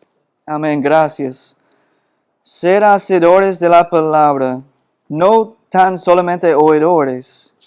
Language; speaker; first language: Spanish; non-native, fluent; English